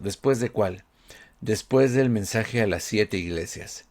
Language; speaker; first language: Spanish; native; Spanish